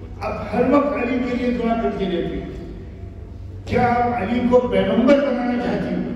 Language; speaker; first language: Urdu; native; Urdu